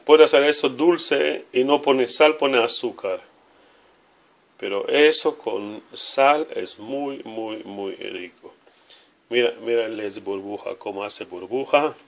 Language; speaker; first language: Spanish; non-native, learner; Hebrew